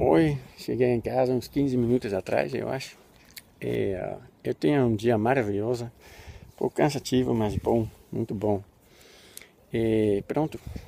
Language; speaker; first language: Portuguese; non-native, learner; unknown